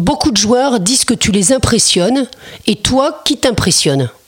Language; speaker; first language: French; native; French